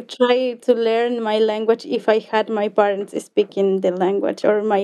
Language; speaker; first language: English; non-native, fluent; Quechua